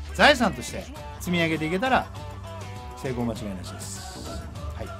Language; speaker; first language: Japanese; native; Japanese